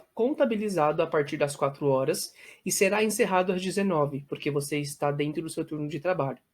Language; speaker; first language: Portuguese; native; Portuguese